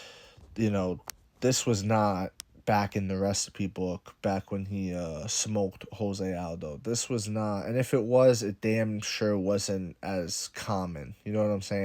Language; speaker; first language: English; native; English